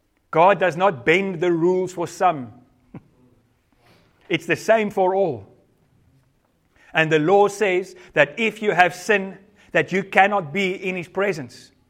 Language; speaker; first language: English; non-native, local second language; Afrikaans